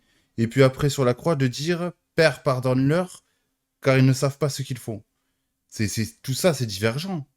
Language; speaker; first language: French; native; French